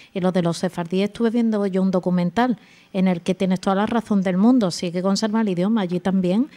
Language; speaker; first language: Spanish; native; Spanish